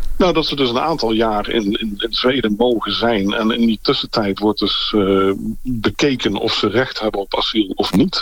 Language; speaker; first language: Dutch; native; Dutch